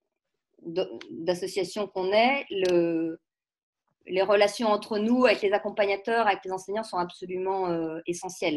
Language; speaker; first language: French; native; French